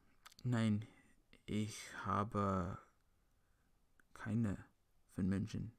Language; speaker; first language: German; non-native, learner; English